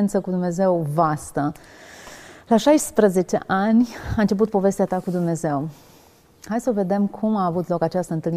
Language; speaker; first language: Romanian; native; Romanian